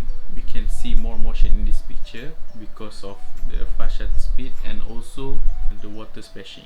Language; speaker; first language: English; non-native, fluent; Malay